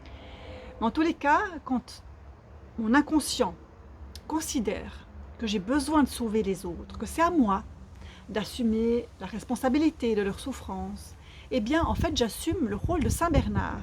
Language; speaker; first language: French; native; French